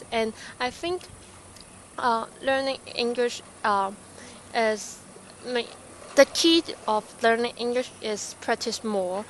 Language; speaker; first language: English; non-native, learner; Cantonese